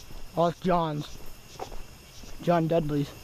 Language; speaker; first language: English; native; English